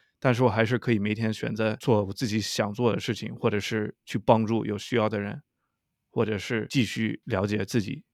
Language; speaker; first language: Chinese; non-native, fluent; English